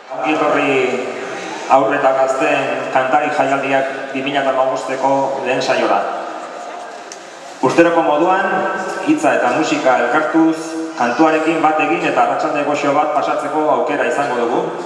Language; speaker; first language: Basque; native; Basque